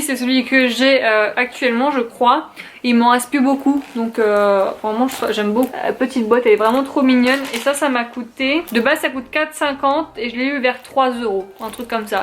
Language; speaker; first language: French; native; French